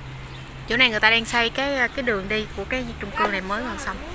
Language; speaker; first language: Vietnamese; native; Vietnamese